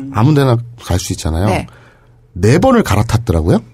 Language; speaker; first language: Korean; native; Korean